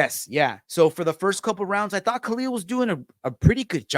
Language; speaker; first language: English; native; English